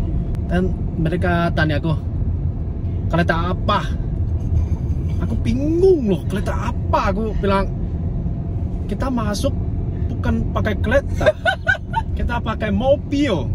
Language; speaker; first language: Indonesian; non-native, fluent; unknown